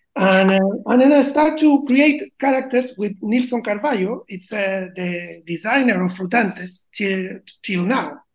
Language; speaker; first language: English; non-native, learner; Spanish